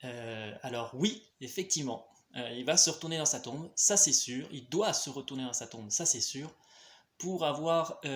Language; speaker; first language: French; native; French